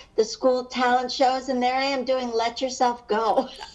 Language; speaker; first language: English; early bilingual, other home language; Hungarian